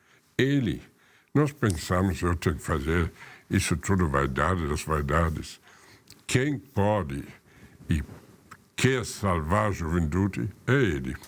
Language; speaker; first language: Portuguese; non-native, fluent; German